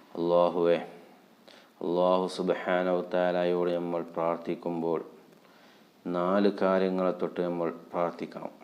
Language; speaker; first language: Malayalam; native; Malayalam